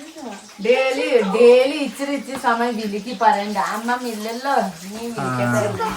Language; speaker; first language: Malayalam; non-native, learner; Nepali